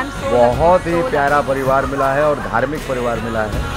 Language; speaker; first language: Hindi; native; Hindi